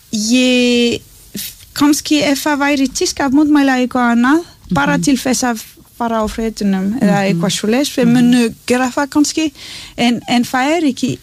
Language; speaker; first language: Icelandic; non-native, learner; French